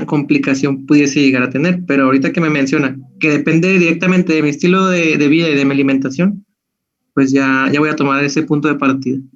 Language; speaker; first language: Spanish; native; Spanish